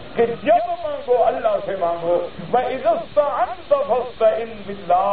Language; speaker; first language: Urdu; early bilingual, heritage; Urdu